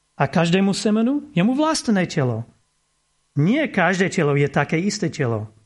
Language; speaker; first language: Slovak; non-native, fluent; English